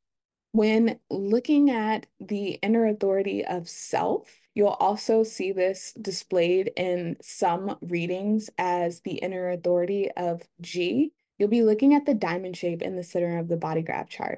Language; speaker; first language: English; native; English